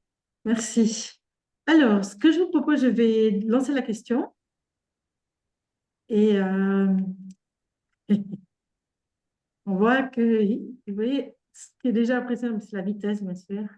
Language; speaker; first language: French; native; French